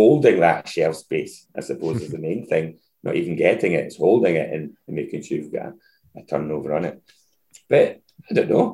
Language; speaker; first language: English; native; English